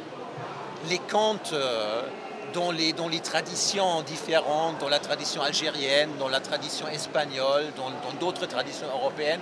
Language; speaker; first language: French; non-native, fluent; German